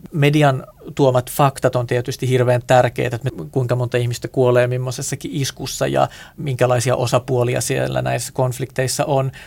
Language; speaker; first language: Finnish; native; Finnish